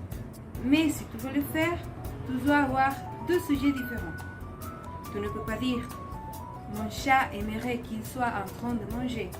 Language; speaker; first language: French; non-native, learner; Spanish